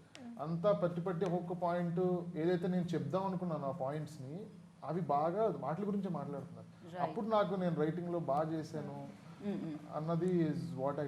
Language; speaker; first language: Telugu; native; Telugu